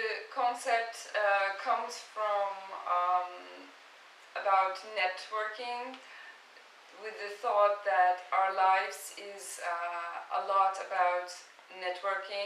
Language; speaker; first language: English; non-native, fluent; Turkish